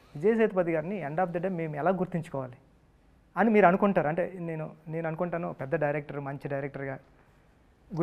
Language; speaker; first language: Telugu; native; Telugu